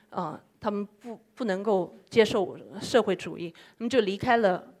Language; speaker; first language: Chinese; non-native, fluent; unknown